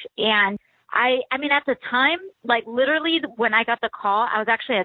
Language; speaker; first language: English; native; English